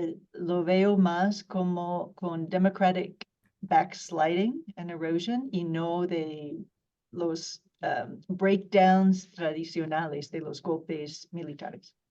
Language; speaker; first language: Spanish; non-native, fluent; English